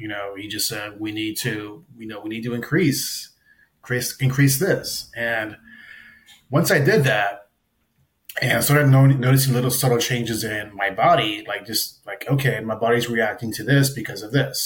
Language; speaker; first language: English; native; English